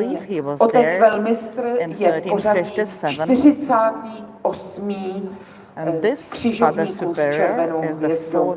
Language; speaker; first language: Czech; native; Czech